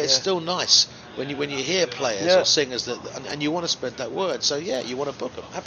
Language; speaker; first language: English; native; English